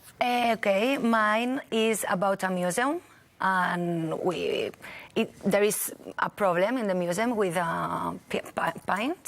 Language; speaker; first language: English; non-native, learner; Catalan